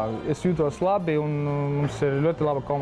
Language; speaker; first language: Latvian; non-native, local second language; Russian